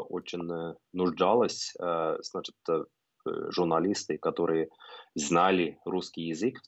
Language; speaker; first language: Russian; non-native, fluent; Norwegian